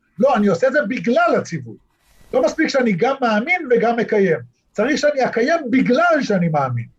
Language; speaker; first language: Hebrew; native; Hebrew